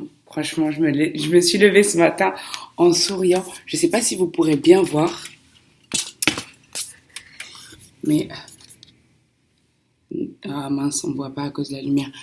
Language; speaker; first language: French; native; French